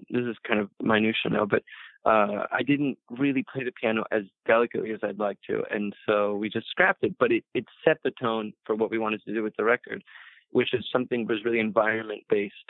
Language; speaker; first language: English; early bilingual, other home language; Spanish